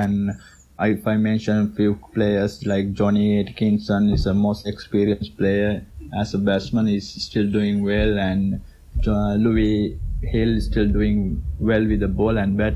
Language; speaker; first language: English; non-native, local second language; Sinhala